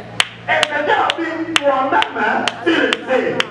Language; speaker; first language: French; non-native, local second language; Lingala